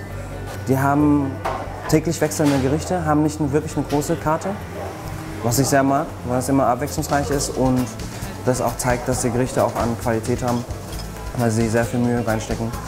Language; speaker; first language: German; native; German